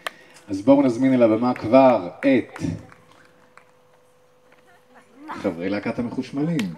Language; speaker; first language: Hebrew; native; Hebrew